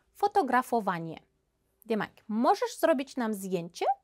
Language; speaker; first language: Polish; non-native, fluent; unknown